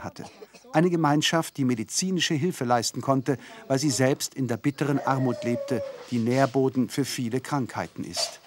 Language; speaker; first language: German; native; German